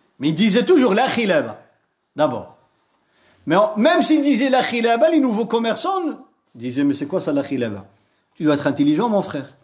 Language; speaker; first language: French; non-native, local second language; Arabic